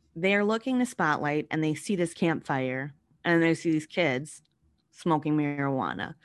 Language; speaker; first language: English; native; English